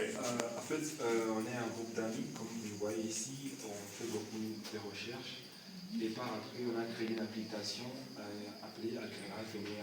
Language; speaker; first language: French; non-native, local second language; Rundi